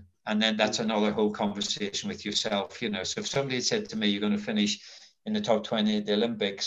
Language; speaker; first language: English; native; English